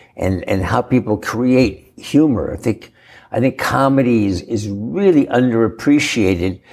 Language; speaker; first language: English; native; English